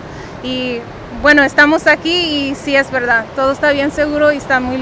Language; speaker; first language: Spanish; early bilingual, heritage; Spanish